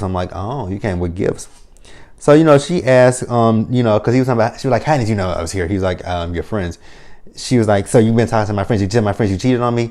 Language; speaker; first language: English; native; English